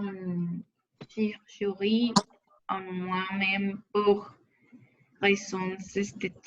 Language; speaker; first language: French; non-native, learner; Spanish